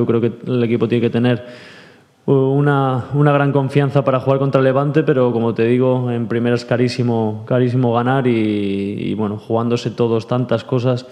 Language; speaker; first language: Spanish; native; Spanish